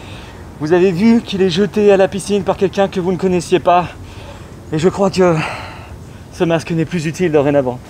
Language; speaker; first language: French; native; French